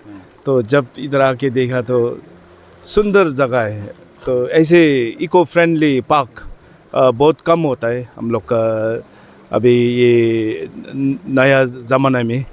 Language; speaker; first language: Hindi; non-native, fluent; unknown